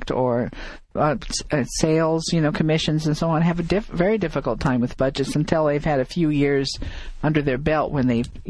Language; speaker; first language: English; native; English